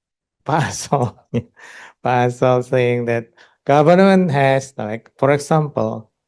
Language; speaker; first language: English; non-native, local second language; Indonesian